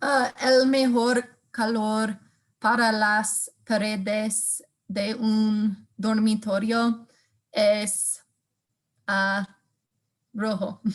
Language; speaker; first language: Spanish; non-native, learner; English